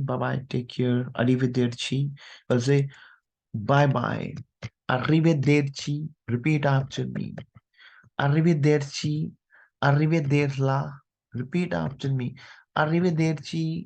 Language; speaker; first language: English; non-native, local second language; Hindi